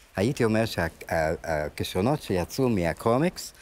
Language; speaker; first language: Hebrew; early bilingual, other home language; Arabic